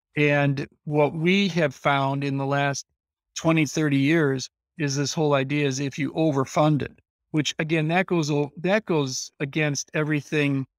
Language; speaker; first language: English; native; English